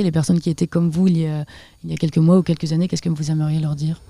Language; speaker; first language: French; native; French